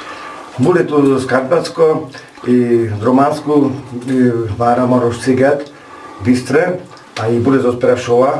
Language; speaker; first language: Ukrainian; early bilingual, heritage; Hungarian